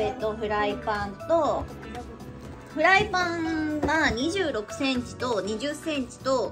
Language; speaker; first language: Japanese; native; Japanese